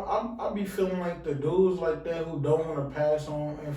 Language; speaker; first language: English; native; English